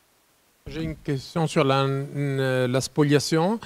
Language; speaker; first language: French; non-native, fluent; Italian